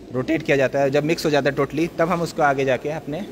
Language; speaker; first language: Hindi; native; Hindi